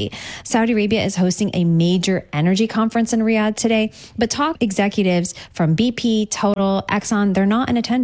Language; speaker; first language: English; native; English